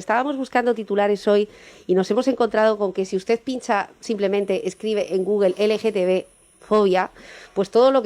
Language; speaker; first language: Spanish; native; Spanish